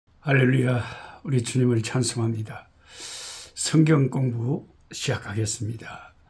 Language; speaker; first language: Korean; native; Korean